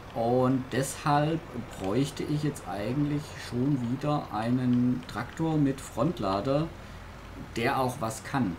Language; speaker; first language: German; native; German